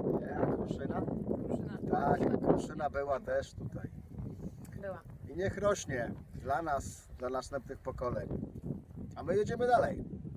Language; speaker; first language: Polish; native; Polish